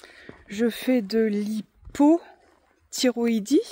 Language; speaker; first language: French; native; French